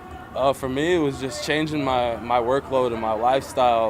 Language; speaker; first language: English; native; English